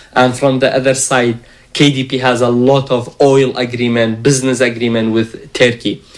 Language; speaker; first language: English; non-native, fluent; Kurdish